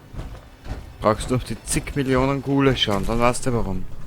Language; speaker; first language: German; native; German